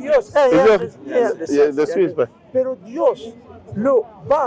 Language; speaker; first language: Spanish; non-native, fluent; Arabic